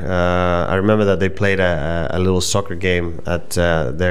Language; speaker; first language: English; non-native, fluent; Spanish